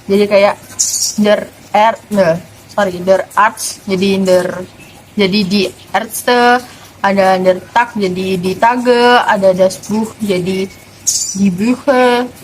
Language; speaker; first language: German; non-native, learner; Indonesian